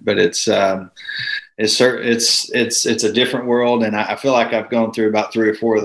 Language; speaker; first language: English; native; English